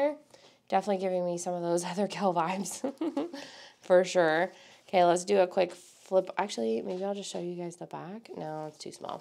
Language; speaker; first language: English; native; English